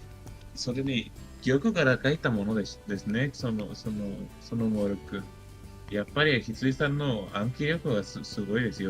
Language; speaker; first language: Japanese; non-native, learner; Spanish